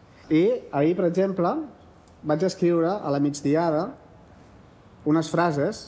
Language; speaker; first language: Catalan; native; Catalan